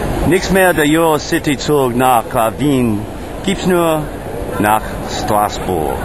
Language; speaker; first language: German; non-native, learner; English